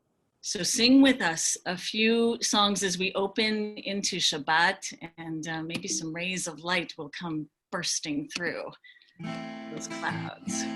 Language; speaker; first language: English; native; English